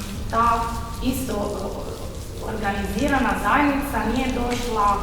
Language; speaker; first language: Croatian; non-native, fluent; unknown